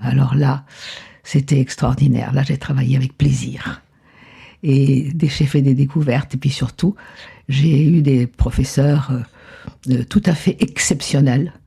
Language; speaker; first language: French; non-native, fluent; Spanish